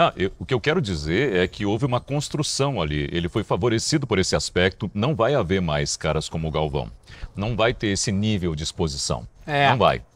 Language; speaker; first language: Portuguese; native; Portuguese